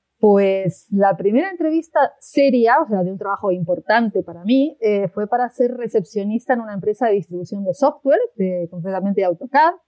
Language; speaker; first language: Spanish; native; Spanish